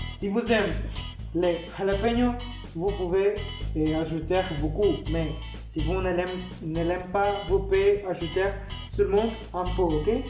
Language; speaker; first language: French; non-native, learner; Spanish